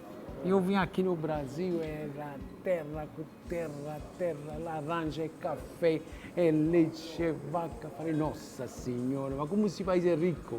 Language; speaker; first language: Portuguese; non-native, fluent; Italian